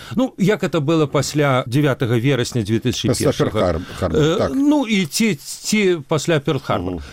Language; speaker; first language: Belarusian; non-native, local second language; Russian